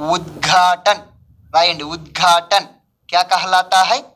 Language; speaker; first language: Hindi; non-native, local second language; Telugu